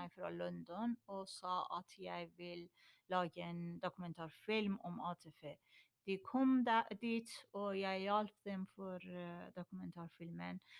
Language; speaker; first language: Norwegian; non-native, learner; Persian